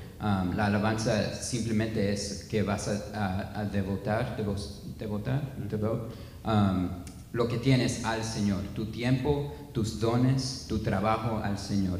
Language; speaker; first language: Spanish; non-native, fluent; English